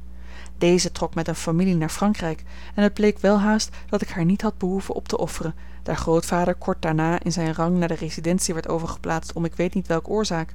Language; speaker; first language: Dutch; native; Dutch